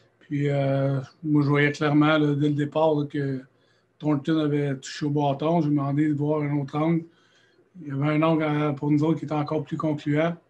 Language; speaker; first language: French; native; French